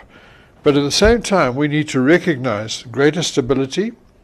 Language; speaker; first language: English; native; English